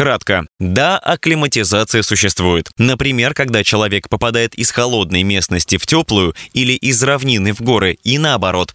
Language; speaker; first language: Russian; native; Russian